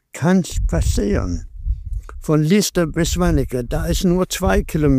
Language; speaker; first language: German; non-native, learner; Danish